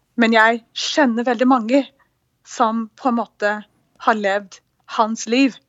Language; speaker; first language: Norwegian; non-native, fluent; English